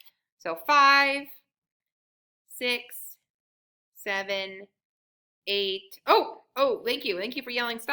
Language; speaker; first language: English; native; English